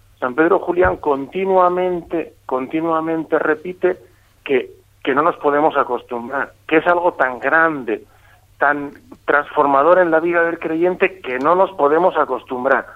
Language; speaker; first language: Spanish; native; Spanish